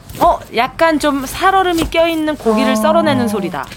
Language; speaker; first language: Korean; native; Korean